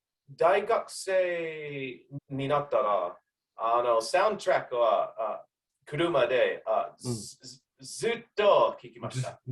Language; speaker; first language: Japanese; non-native, learner; English